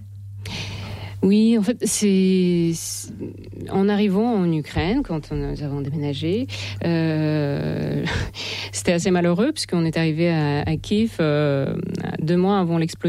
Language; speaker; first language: French; non-native, fluent; Russian